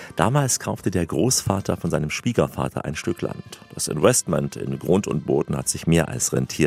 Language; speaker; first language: German; native; German